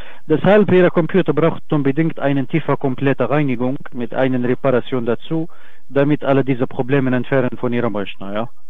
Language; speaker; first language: German; non-native, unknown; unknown